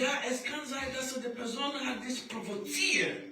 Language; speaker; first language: German; non-native, learner; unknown